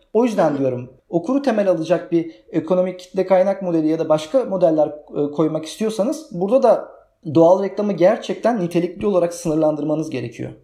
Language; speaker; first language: Turkish; native; Turkish